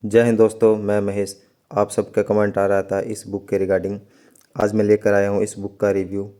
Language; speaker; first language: Hindi; native; Hindi